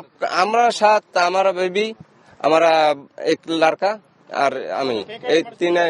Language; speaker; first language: Hindi; non-native, learner; Bangla